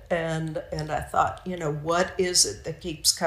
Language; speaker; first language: English; native; English